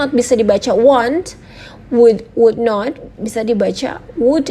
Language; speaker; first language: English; non-native, learner; Indonesian